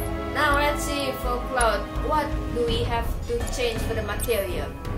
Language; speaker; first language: English; non-native, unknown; Indonesian